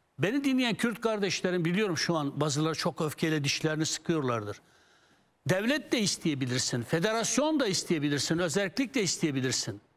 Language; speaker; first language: Turkish; non-native, local second language; Kurdish